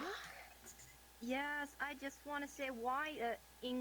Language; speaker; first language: English; non-native, learner; Chinese